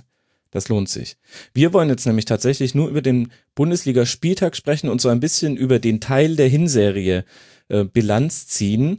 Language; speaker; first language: German; native; German